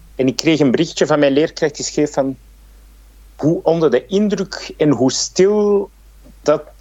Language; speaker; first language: Dutch; native; Dutch